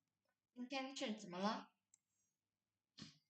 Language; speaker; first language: Chinese; non-native, fluent; Indonesian